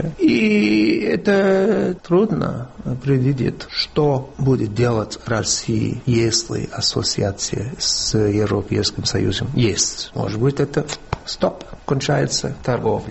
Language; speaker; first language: Russian; non-native, fluent; English